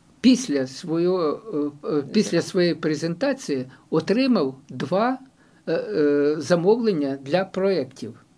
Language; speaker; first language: Ukrainian; non-native, local second language; Russian